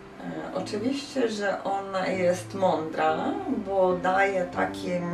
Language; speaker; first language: Polish; non-native, fluent; Ukrainian